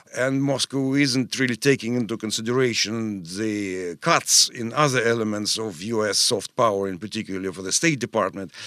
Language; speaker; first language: English; non-native, fluent; Russian